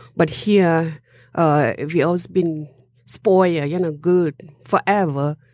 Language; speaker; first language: English; non-native, learner; Hmong